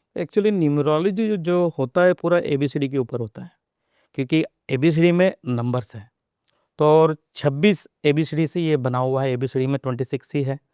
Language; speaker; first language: Hindi; non-native, local second language; Telugu